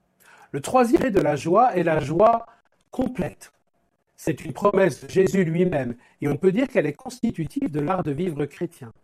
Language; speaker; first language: French; native; French